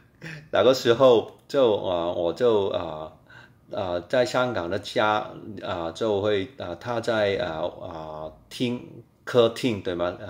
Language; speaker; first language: Chinese; non-native, fluent; Cantonese